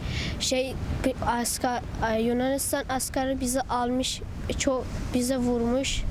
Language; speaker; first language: Turkish; non-native, learner; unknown